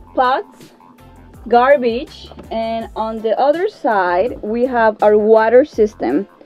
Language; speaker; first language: English; non-native, fluent; Spanish